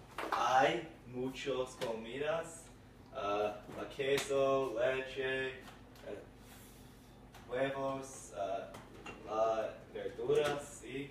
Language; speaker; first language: Spanish; non-native, learner; English